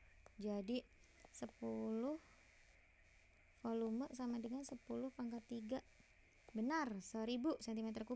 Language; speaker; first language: Indonesian; native; Indonesian